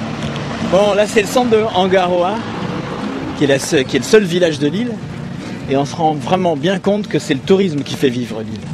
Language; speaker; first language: French; native; French